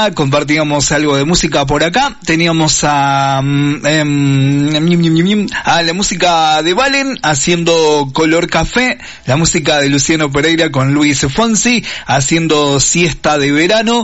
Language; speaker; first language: Spanish; native; Spanish